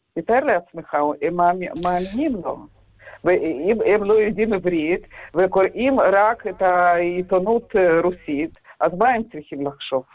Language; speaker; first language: Hebrew; non-native, fluent; Russian